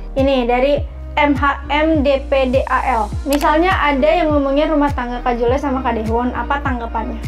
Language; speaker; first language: Indonesian; native; Indonesian